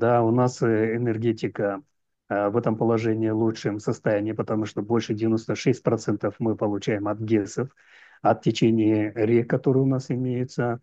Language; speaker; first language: Russian; non-native, local second language; Uzbek